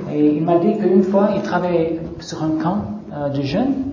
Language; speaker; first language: French; non-native, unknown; English